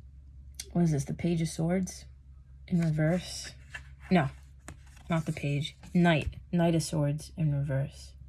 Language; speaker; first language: English; native; English